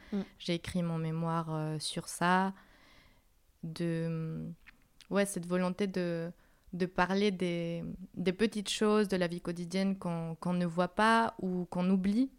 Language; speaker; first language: French; non-native, fluent; Spanish